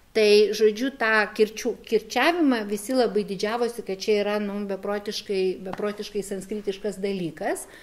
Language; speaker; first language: Lithuanian; native; Lithuanian